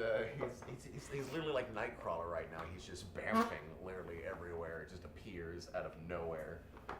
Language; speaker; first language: English; native; English